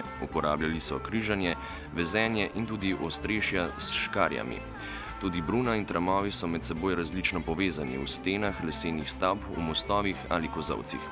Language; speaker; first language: Slovenian; native; Slovenian